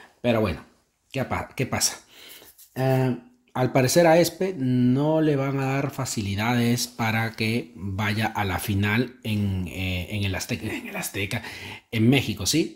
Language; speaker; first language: Spanish; native; Spanish